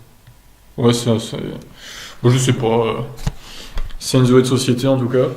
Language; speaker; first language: French; native; French